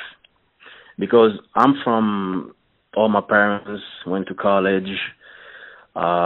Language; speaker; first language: English; non-native, fluent; French